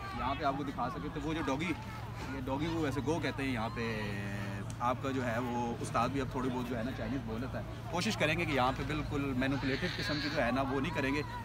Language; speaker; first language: Urdu; non-native, local second language; Punjabi